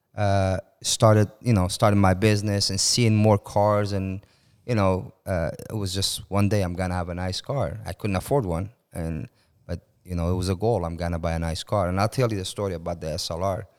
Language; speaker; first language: English; non-native, fluent; Persian